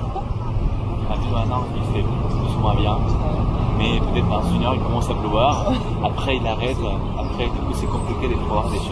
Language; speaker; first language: French; non-native, fluent; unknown